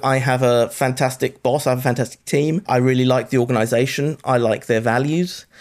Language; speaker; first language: English; native; English